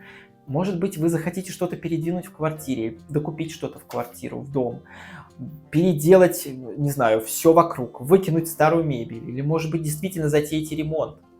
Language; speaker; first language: Russian; native; Russian